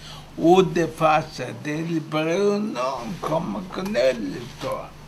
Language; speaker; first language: French; non-native, fluent; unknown